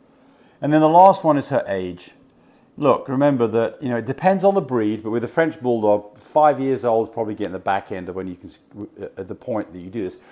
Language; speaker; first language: English; native; English